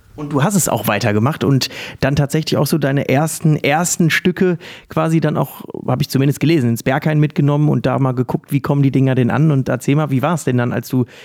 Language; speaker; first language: German; native; German